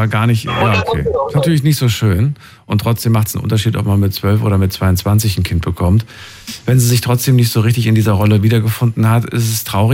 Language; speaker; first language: German; native; German